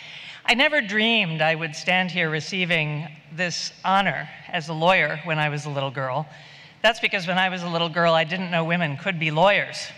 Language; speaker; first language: English; native; English